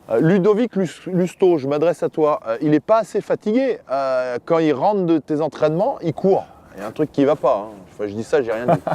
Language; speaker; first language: French; native; French